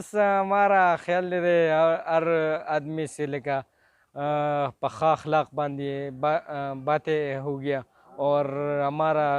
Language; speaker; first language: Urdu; non-native, local second language; Pashto